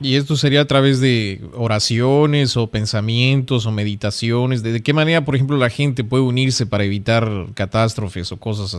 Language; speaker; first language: Spanish; native; Spanish